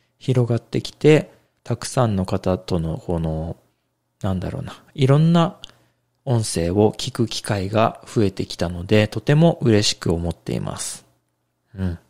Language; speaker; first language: Japanese; native; Japanese